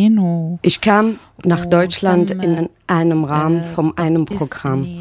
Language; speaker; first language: German; non-native, learner; Arabic